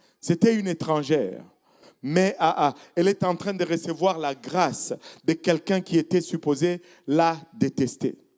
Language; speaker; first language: French; non-native, local second language; Swahili